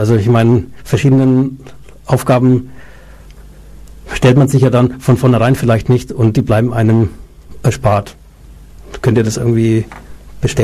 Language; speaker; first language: German; native; German